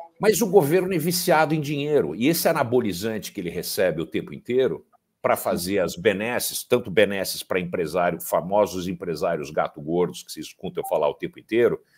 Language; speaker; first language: Portuguese; early bilingual, heritage; Portuguese